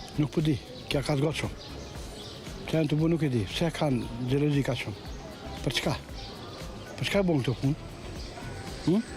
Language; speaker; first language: Albanian; native; Albanian